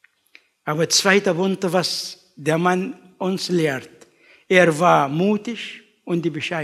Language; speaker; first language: German; non-native, learner; Arabic